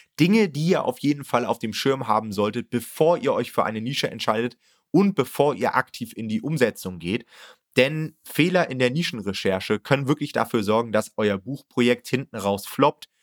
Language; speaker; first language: German; native; German